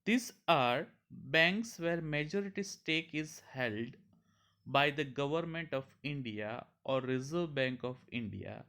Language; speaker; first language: English; non-native, local second language; Gujarati